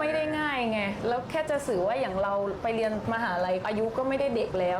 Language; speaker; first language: Thai; non-native, fluent; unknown